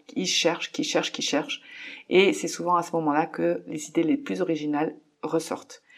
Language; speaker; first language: French; native; French